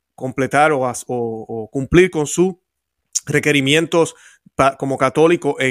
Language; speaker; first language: Spanish; native; Spanish